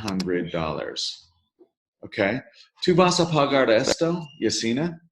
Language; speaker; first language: Spanish; non-native, learner; English